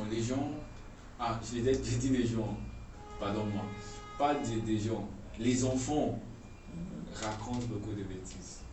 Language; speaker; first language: French; non-native, fluent; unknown